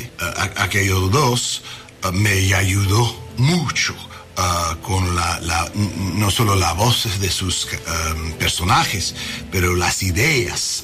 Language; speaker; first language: Spanish; non-native, learner; English